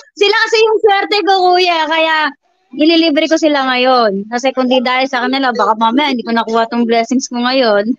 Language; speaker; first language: Filipino; native; Filipino